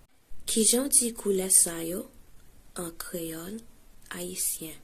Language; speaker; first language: Haitian Creole; early bilingual, heritage; Haitian Creole